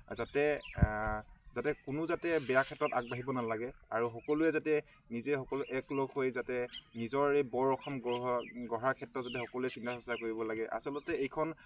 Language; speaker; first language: Assamese; native; Assamese